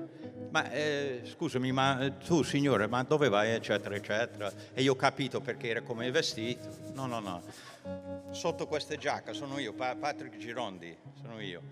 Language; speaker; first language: Italian; early bilingual, heritage; English